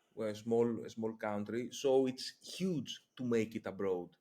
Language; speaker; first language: English; non-native, fluent; Greek